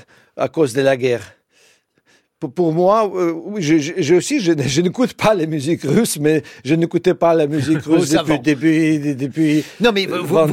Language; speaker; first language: French; non-native, fluent; Russian